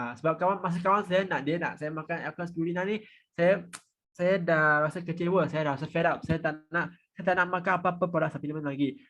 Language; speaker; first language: Malay; non-native, local second language; Chinese